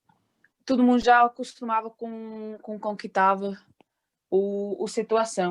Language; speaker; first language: Portuguese; early bilingual, heritage; Portuguese